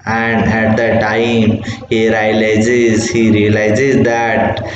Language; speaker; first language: English; non-native, local second language; Marathi